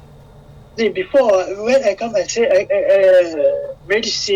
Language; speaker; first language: English; non-native, learner; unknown